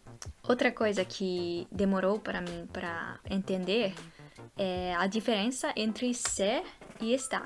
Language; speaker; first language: Portuguese; non-native, fluent; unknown